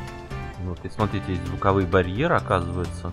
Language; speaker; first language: Russian; native; Russian